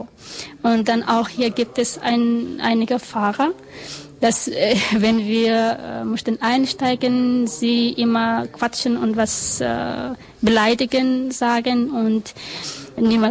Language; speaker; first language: German; non-native, learner; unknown